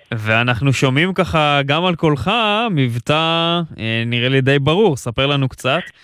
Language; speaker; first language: Hebrew; native; Hebrew